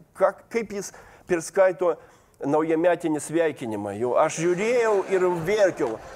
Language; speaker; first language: Lithuanian; non-native, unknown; Russian